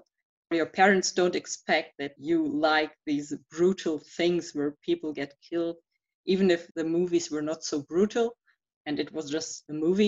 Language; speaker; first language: English; non-native, fluent; German